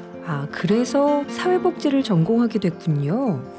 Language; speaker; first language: Korean; native; Korean